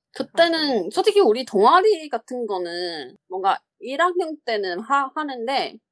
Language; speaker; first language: Korean; non-native, fluent; Chinese